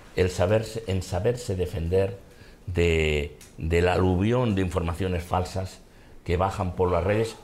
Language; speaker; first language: Spanish; non-native, local second language; Catalan